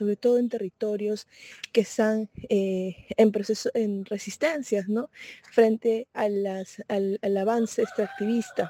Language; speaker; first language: Spanish; native; Spanish